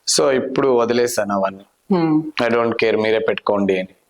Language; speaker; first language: Telugu; non-native, local second language; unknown